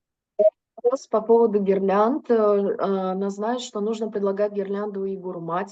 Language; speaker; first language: Russian; native; Russian